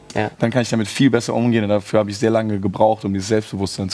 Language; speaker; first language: German; native; German